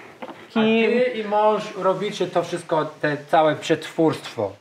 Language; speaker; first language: Polish; non-native, learner; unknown